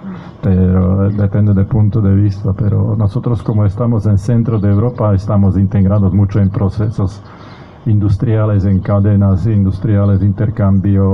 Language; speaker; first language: Spanish; non-native, fluent; Slovak